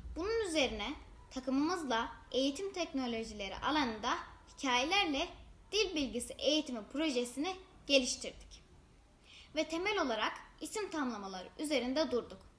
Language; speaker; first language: Turkish; native; Turkish